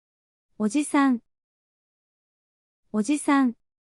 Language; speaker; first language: Japanese; native; Japanese